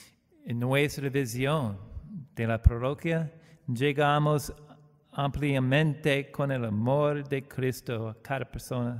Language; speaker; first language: Spanish; non-native, learner; English